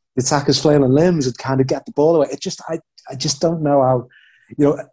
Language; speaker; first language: English; native; English